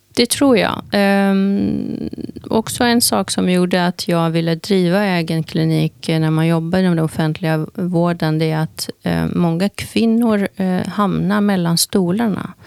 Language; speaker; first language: Swedish; early bilingual, other home language; Turkish